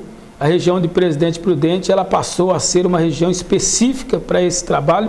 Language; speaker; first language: Portuguese; native; Portuguese